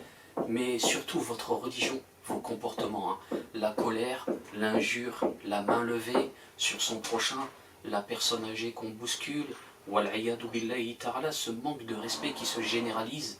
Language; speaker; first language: French; native; French